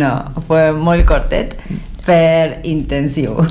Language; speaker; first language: Catalan; non-native, learner; Spanish